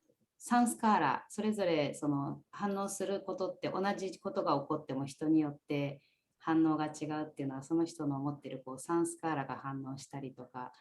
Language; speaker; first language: Japanese; native; Japanese